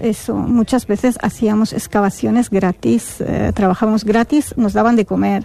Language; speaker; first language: Spanish; non-native, fluent; Arabic